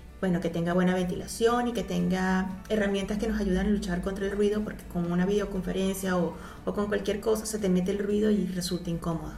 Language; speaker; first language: Spanish; native; Spanish